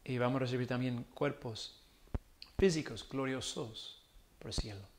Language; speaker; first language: Spanish; non-native, learner; English